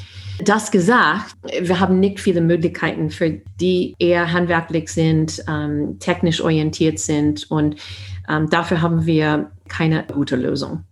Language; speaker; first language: German; non-native, fluent; English